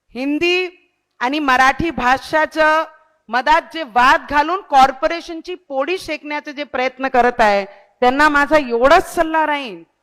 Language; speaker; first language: Marathi; non-native, local second language; Punjabi